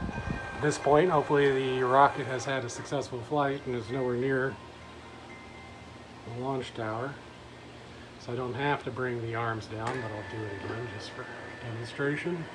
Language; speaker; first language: English; native; English